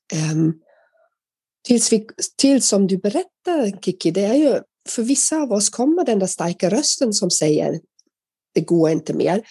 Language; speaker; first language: Swedish; non-native, fluent; German